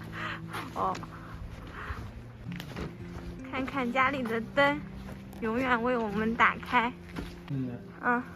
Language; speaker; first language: Chinese; native; Chinese